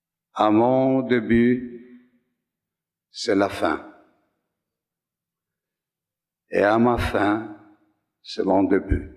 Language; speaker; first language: French; non-native, fluent; Greek